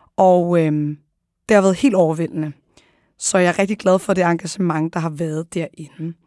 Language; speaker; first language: Danish; early bilingual, other home language; Arabic